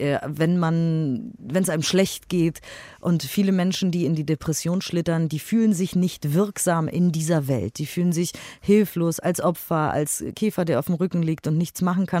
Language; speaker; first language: German; native; German